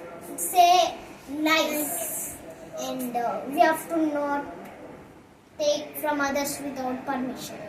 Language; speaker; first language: English; non-native, local second language; Telugu